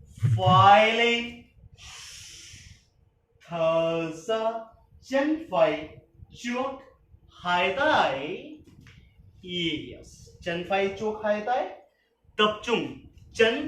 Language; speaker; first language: Vietnamese; non-native, learner; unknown